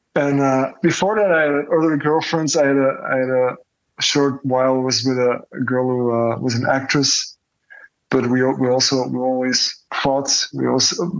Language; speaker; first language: English; non-native, fluent; Dutch